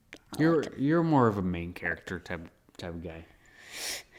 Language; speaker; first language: English; native; English